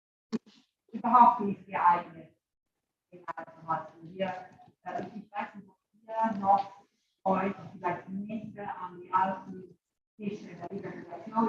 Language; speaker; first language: German; non-native, fluent; Italian